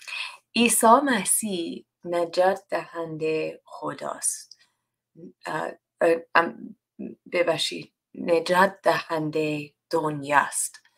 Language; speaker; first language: Persian; non-native, learner; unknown